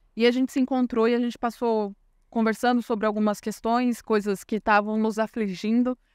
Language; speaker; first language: Portuguese; native; Portuguese